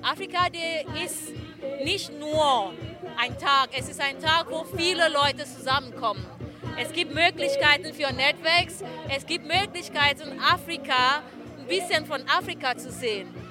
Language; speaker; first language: German; non-native, fluent; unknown